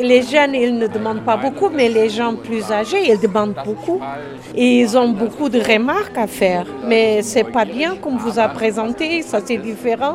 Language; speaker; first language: French; non-native, learner; German